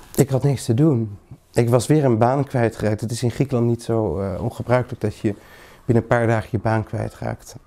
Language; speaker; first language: Dutch; early bilingual, other home language; Greek